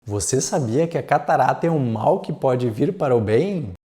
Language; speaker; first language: Portuguese; native; Portuguese